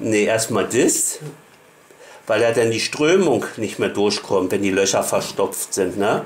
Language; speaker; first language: German; native; German